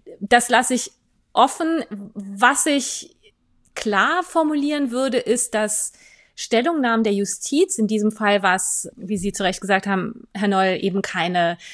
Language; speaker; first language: German; non-native, fluent; French